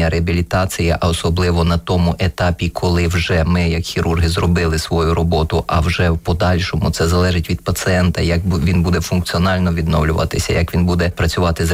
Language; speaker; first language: Ukrainian; native; Ukrainian